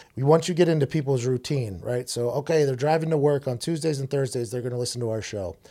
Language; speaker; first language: English; native; English